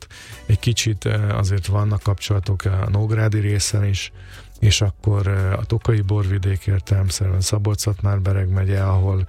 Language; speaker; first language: Hungarian; native; Hungarian